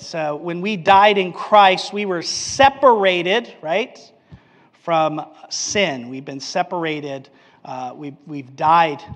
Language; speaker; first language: English; native; English